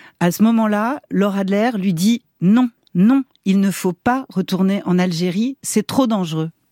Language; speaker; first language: French; native; French